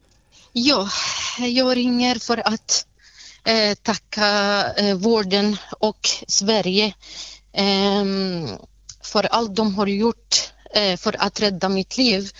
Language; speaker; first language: Swedish; non-native, fluent; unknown